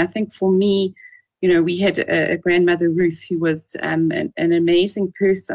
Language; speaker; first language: English; native; English